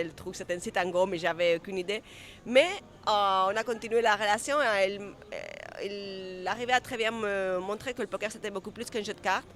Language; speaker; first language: French; non-native, fluent; Spanish